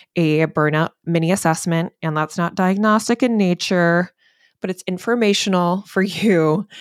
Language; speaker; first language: English; native; English